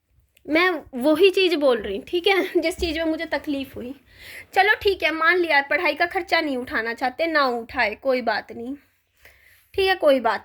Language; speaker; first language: Hindi; native; Hindi